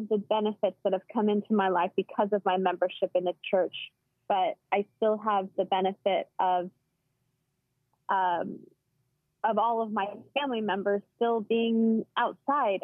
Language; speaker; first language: English; native; English